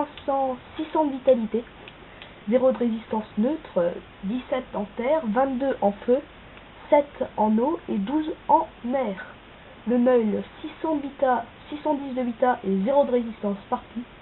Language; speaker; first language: French; native; French